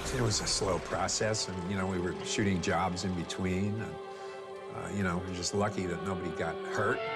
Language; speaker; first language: English; native; English